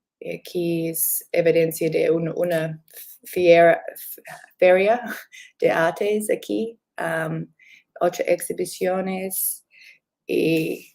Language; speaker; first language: Spanish; non-native, learner; English